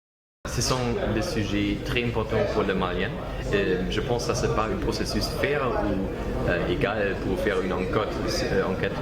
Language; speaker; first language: French; non-native, learner; German